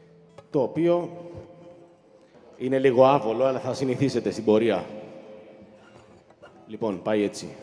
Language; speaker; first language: Greek; native; Greek